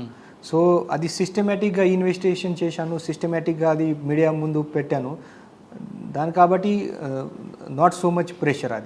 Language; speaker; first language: Telugu; non-native, fluent; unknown